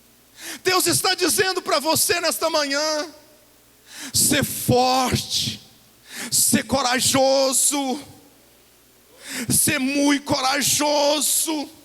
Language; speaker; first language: Portuguese; native; Portuguese